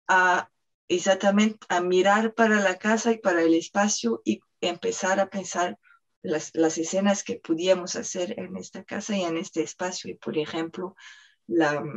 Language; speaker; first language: Spanish; non-native, fluent; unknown